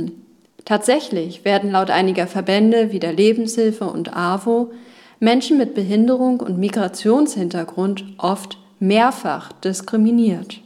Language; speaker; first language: German; native; German